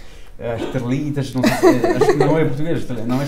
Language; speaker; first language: Portuguese; early bilingual, heritage; French